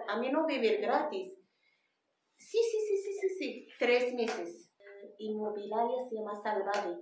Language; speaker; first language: Spanish; non-native, learner; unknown